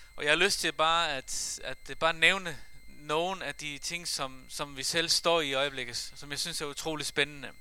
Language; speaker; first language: Danish; non-native, fluent; Faroese